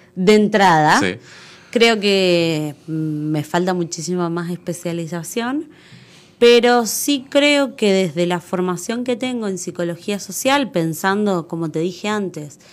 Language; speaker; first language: Spanish; native; Spanish